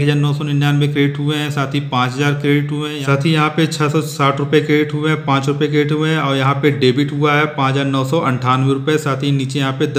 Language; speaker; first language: Hindi; native; Hindi